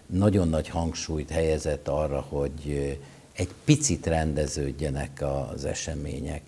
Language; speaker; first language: Hungarian; native; Hungarian